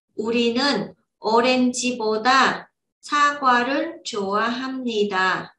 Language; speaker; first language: Korean; non-native, fluent; Vietnamese